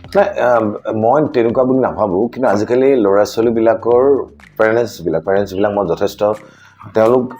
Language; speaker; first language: Assamese; native; Assamese